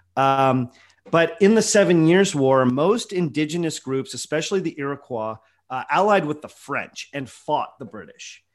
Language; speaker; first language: English; native; English